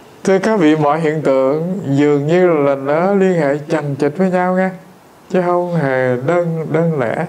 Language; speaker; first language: Vietnamese; native; Vietnamese